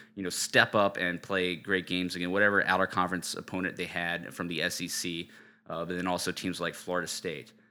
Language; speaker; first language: English; native; English